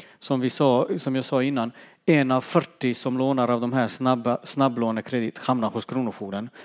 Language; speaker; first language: Swedish; non-native, fluent; Bosnian